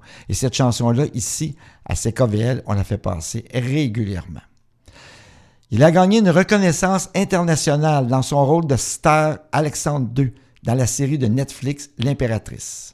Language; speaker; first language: French; native; French